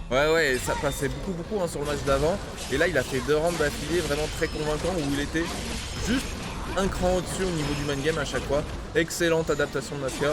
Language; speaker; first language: French; native; French